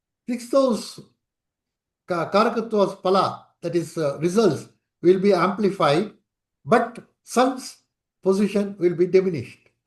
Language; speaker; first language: English; non-native, local second language; Tamil